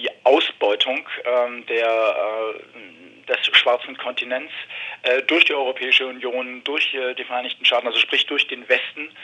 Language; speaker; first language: German; native; German